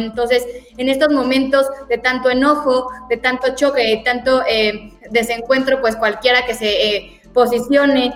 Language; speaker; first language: Spanish; native; Spanish